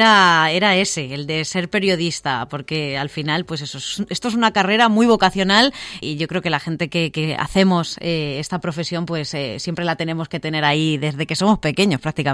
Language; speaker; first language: Spanish; native; Spanish